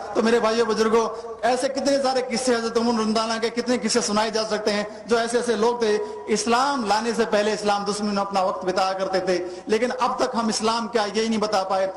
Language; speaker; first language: Urdu; non-native, local second language; Hindi